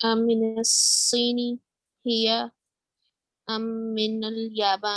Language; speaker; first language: Arabic; non-native, learner; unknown